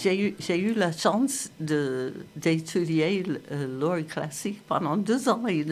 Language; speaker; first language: French; non-native, fluent; English